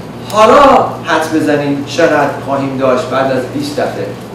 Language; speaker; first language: Persian; early bilingual, other home language; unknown